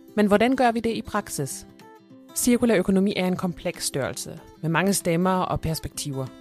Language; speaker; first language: Danish; non-native, fluent; German